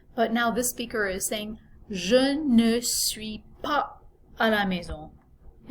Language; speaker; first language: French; non-native, fluent; English